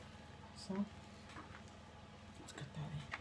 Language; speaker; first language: Swedish; non-native, learner; Filipino